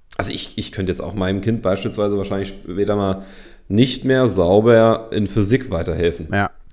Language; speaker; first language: German; native; German